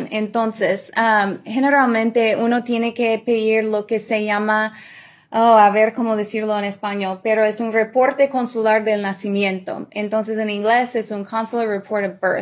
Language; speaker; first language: Spanish; early bilingual, other home language; English